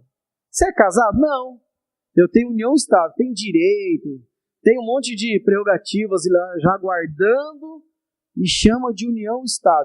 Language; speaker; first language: Portuguese; native; Portuguese